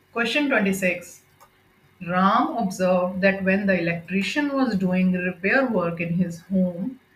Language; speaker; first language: English; non-native, local second language; Punjabi